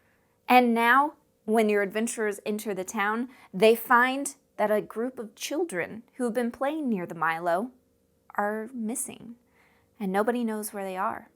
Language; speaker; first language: English; native; English